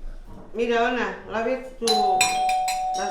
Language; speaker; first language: Catalan; native; Catalan